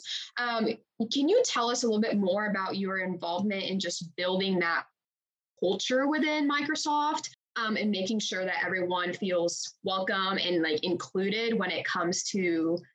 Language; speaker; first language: English; native; English